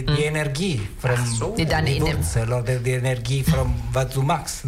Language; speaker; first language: German; non-native, learner; Italian